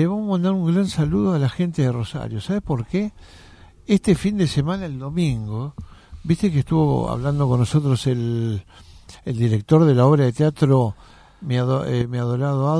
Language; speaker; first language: Spanish; native; Spanish